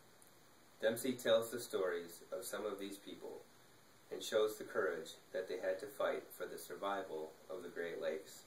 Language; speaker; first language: English; native; English